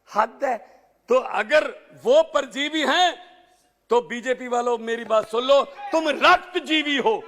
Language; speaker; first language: Hindi; non-native, local second language; Punjabi